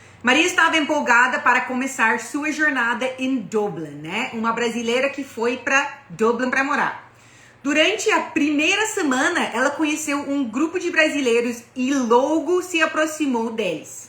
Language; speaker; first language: Portuguese; non-native, fluent; English